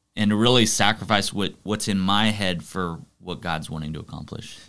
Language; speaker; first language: English; native; English